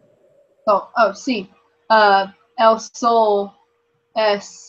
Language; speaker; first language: Spanish; non-native, learner; English